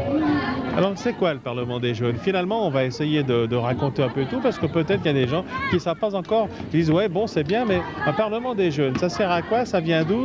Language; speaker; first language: French; native; French